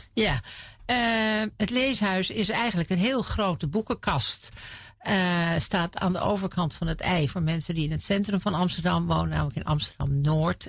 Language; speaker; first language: Dutch; native; Dutch